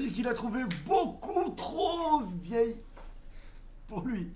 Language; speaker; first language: French; native; French